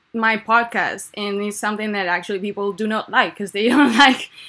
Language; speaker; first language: English; non-native, fluent; Spanish